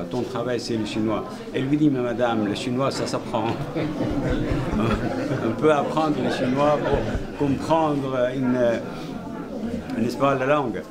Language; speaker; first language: French; non-native, fluent; Arabic